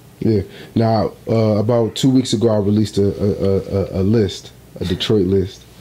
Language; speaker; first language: English; native; English